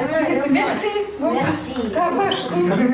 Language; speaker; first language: French; non-native, learner; Portuguese